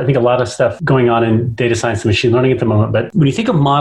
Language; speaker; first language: English; native; English